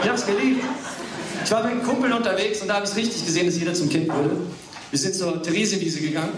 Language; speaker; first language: German; early bilingual, other home language; English